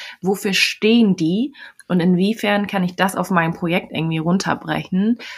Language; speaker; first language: German; native; German